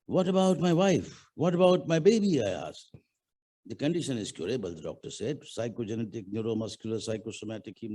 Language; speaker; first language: English; non-native, local second language; Marathi